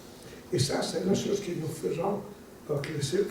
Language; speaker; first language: French; non-native, learner; Italian